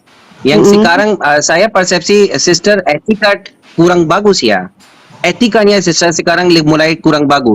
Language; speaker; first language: Indonesian; non-native, learner; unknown